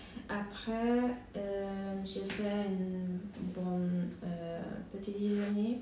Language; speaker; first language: French; non-native, learner; Hungarian